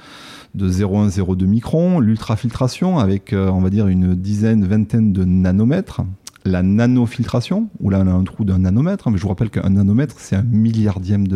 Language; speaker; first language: French; native; French